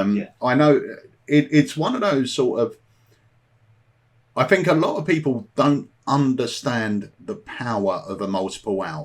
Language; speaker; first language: English; native; English